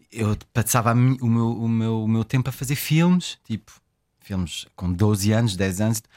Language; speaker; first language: Portuguese; early bilingual, heritage; French